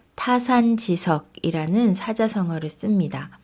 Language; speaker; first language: Korean; native; Korean